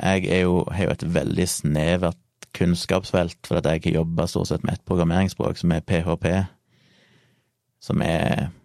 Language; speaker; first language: Norwegian; native; Norwegian